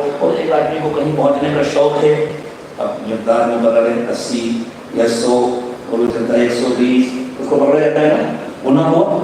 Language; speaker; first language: Urdu; native; Urdu